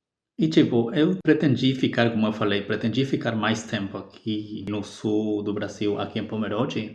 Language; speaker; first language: Portuguese; non-native, fluent; Spanish